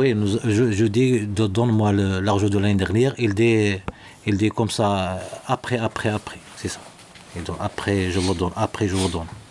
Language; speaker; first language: French; non-native, learner; Arabic